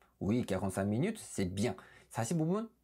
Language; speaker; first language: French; non-native, fluent; Korean